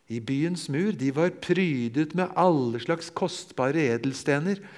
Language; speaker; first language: Norwegian; native; Norwegian